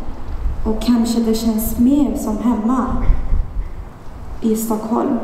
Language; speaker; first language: Swedish; non-native, fluent; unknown